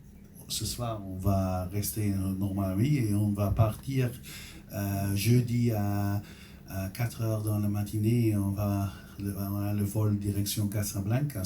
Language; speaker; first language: French; non-native, local second language; Dutch